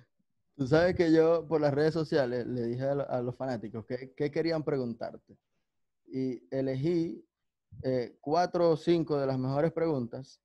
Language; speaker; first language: Spanish; native; Spanish